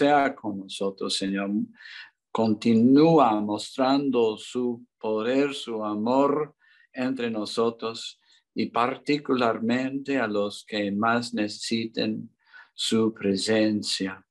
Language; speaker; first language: Spanish; non-native, learner; English